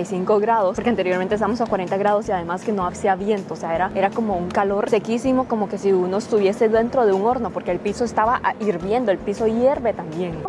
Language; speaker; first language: Spanish; native; Spanish